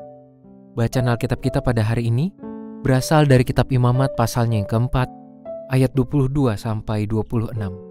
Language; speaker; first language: Indonesian; native; Indonesian